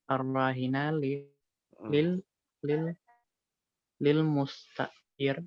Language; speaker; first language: Arabic; non-native, learner; Indonesian